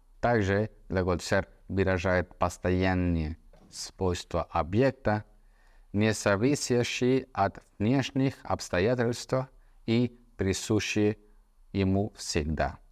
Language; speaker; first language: Russian; non-native, fluent; Spanish